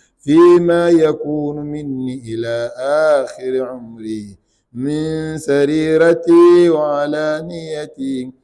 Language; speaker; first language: Arabic; non-native, fluent; Ganda